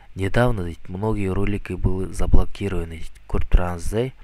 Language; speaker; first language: Russian; non-native, local second language; Kazakh